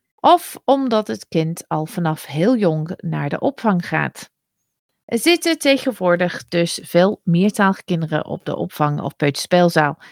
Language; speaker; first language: Dutch; non-native, fluent; English